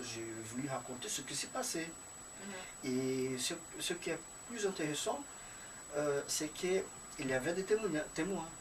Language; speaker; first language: French; non-native, fluent; Portuguese